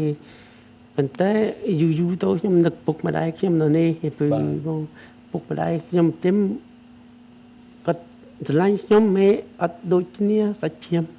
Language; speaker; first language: Khmer; early bilingual, heritage; Khmer